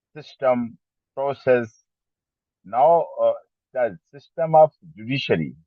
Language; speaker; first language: English; non-native, local second language; Hindi